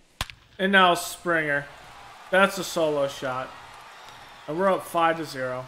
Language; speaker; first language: English; native; English